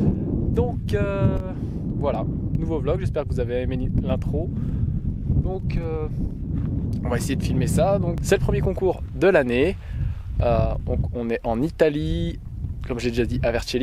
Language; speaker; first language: French; native; French